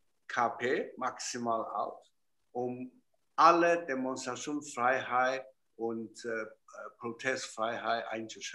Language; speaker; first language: German; non-native, fluent; Chinese